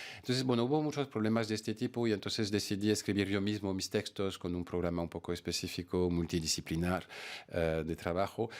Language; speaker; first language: Spanish; non-native, fluent; French